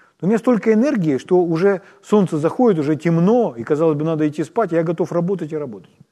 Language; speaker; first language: Russian; non-native, local second language; Ukrainian